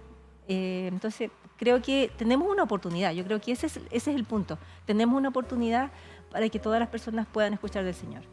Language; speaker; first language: Spanish; native; Spanish